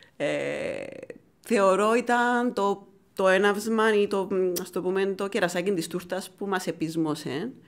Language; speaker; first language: Greek; native; Greek